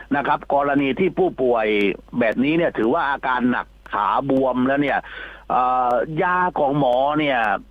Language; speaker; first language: Thai; native; Thai